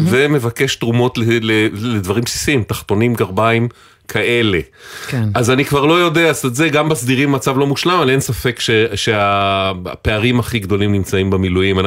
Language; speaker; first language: Hebrew; native; Hebrew